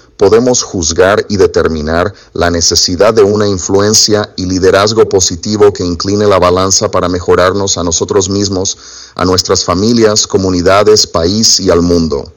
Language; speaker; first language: Spanish; non-native, fluent; English